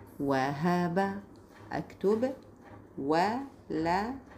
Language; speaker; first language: Arabic; non-native, fluent; French